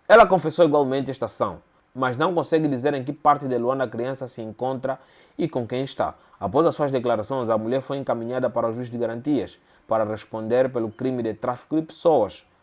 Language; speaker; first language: Portuguese; native; Portuguese